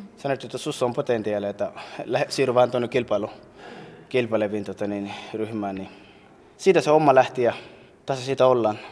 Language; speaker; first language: Finnish; non-native, fluent; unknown